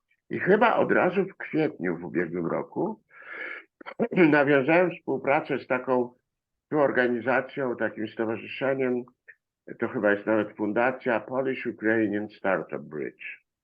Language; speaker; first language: Polish; native; Polish